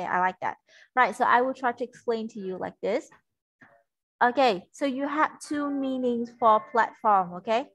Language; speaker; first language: English; non-native, fluent; Vietnamese